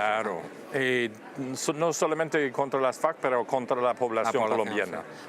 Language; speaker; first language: Spanish; non-native, fluent; English